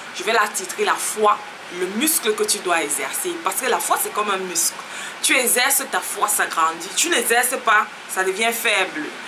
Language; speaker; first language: French; native; French